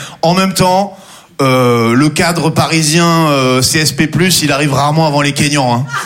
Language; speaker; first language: French; native; French